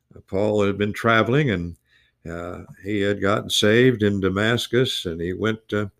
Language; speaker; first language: English; native; English